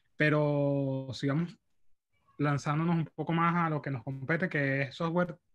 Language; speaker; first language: Spanish; native; Spanish